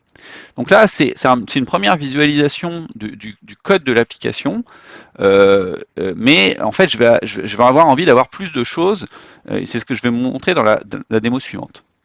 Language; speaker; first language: French; native; French